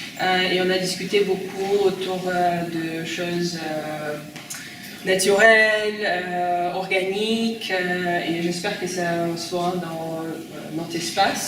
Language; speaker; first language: French; non-native, fluent; Russian